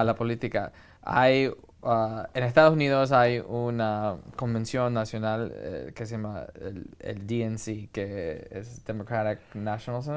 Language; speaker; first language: Spanish; early bilingual, heritage; Spanish